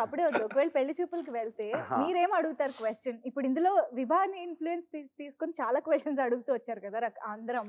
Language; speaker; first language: Telugu; native; Telugu